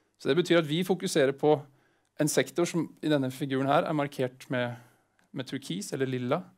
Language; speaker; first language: Swedish; non-native, fluent; Norwegian